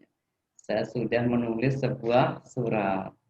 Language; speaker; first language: Indonesian; native; Indonesian